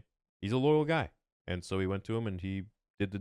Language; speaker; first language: English; native; English